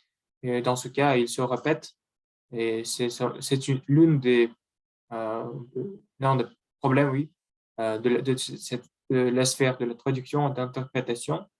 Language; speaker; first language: French; non-native, learner; Russian